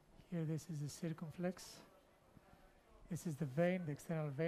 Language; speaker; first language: English; non-native, fluent; Greek